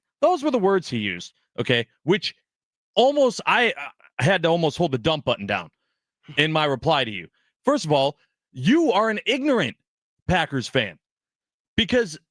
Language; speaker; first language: English; native; English